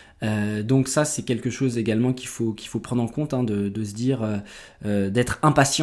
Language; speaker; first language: French; native; French